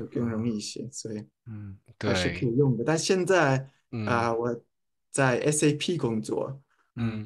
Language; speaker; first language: Chinese; non-native, fluent; German